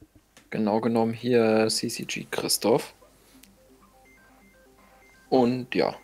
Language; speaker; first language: German; native; German